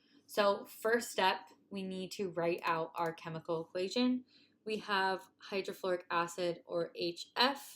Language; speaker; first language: English; native; English